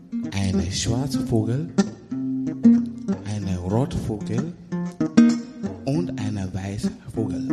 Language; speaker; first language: German; non-native, learner; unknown